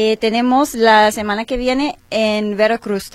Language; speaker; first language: Spanish; non-native, learner; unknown